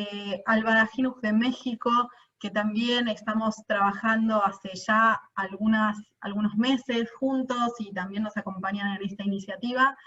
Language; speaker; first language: Spanish; native; Spanish